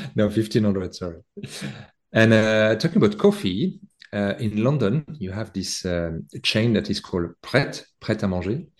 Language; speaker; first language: English; non-native, fluent; French